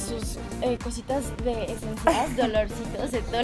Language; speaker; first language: Spanish; native; Spanish